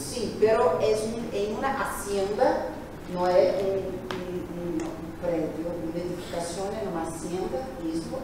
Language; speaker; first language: Spanish; non-native, learner; Portuguese